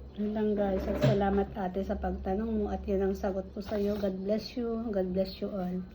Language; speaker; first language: Filipino; non-native, local second language; Iloko